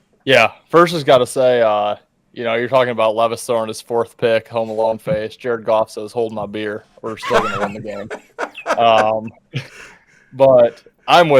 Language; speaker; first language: English; native; English